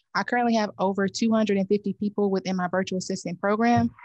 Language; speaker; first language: English; native; English